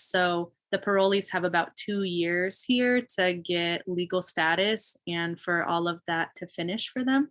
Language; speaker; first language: English; native; English